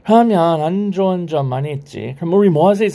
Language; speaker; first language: Korean; non-native, learner; English